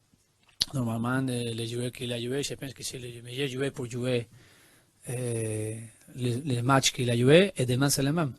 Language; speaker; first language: French; non-native, learner; Spanish